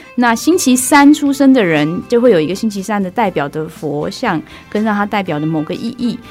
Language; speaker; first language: Chinese; early bilingual, other home language; Burmese